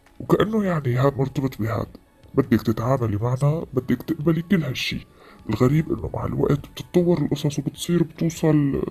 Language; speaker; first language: Arabic; native; Arabic